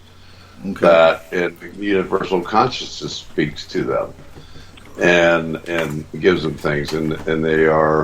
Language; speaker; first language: English; native; English